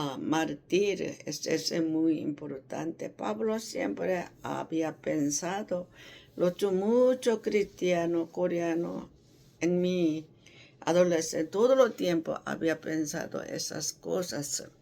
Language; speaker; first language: Spanish; non-native, learner; Korean